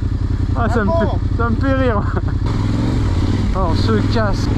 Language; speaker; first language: French; native; French